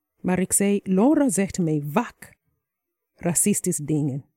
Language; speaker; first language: Dutch; non-native, fluent; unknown